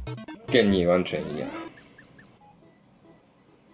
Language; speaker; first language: Chinese; non-native, learner; Japanese